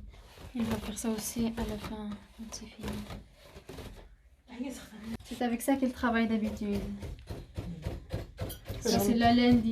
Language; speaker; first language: French; non-native, local second language; Arabic